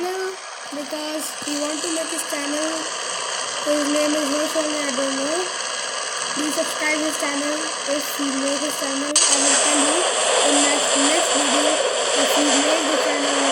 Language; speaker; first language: English; non-native, learner; Hindi